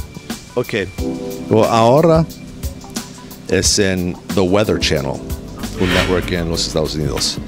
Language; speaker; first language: Spanish; non-native, learner; English